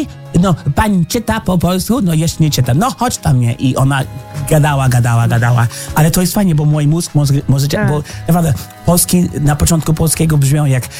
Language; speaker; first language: Polish; non-native, fluent; English